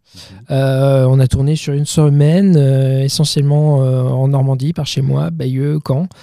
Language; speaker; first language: French; native; French